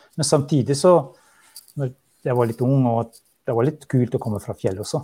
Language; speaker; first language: Norwegian; non-native, fluent; Albanian